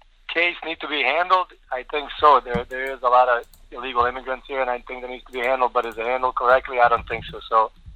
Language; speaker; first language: English; early bilingual, other home language; Bosnian